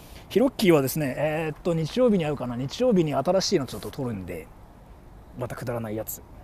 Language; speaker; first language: Japanese; early bilingual, heritage; Japanese